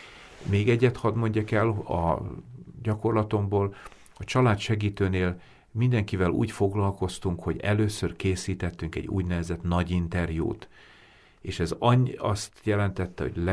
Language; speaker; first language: Hungarian; native; Hungarian